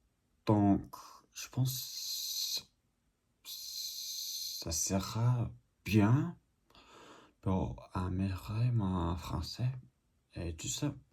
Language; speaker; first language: French; non-native, learner; English